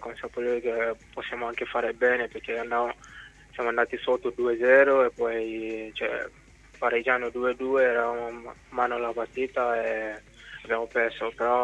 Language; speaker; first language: Italian; non-native, fluent; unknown